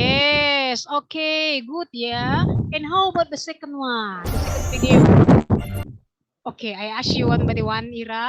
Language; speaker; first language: English; non-native, learner; Indonesian